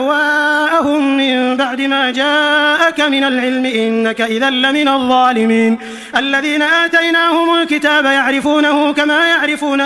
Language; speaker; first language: Arabic; native; Arabic